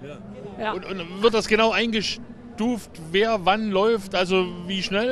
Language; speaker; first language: German; native; German